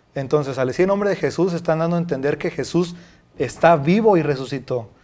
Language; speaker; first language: Spanish; native; Spanish